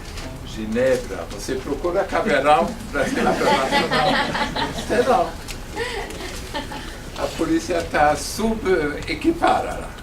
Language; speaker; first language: Portuguese; non-native, fluent; German